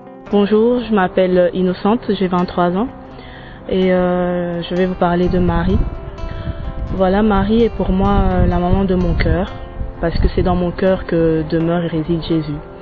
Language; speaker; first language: French; non-native, local second language; Lingala